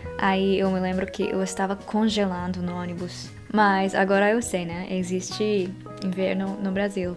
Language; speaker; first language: Portuguese; non-native, fluent; Dutch